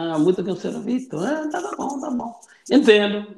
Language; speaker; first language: Portuguese; non-native, learner; English